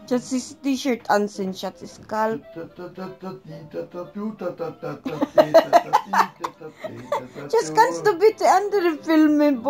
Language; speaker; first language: German; non-native, learner; Filipino